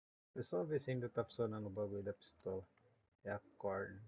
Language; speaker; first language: Portuguese; native; Portuguese